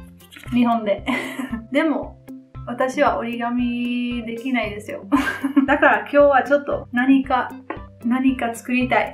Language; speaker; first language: Japanese; non-native, learner; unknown